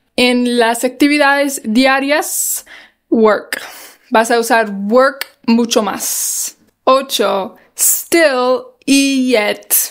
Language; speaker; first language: Spanish; non-native, fluent; English